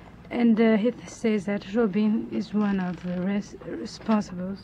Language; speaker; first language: English; non-native, fluent; Portuguese